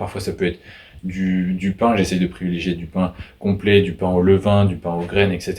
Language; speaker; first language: French; native; French